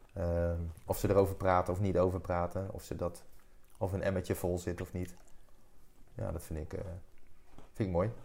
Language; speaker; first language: Dutch; native; Dutch